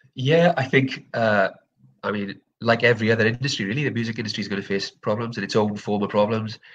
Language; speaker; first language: English; native; English